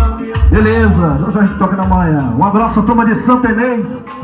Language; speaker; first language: Portuguese; native; Portuguese